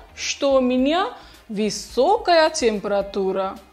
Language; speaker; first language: Russian; non-native, fluent; Hindi